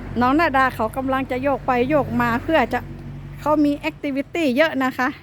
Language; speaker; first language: Thai; native; Thai